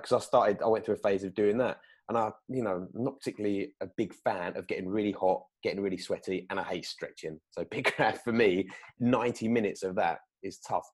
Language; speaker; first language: English; native; English